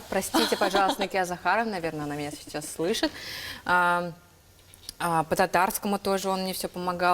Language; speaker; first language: Russian; native; Russian